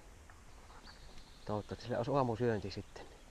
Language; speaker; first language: Finnish; native; Finnish